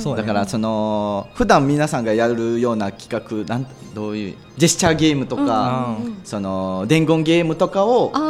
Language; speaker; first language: Japanese; non-native, fluent; Malay